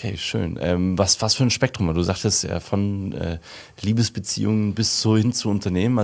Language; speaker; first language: German; native; German